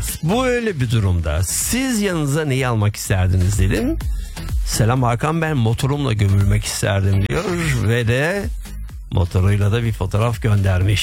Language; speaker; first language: Turkish; early bilingual, heritage; Turkish